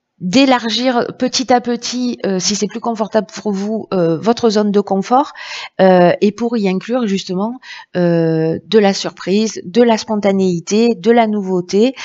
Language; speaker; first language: French; native; French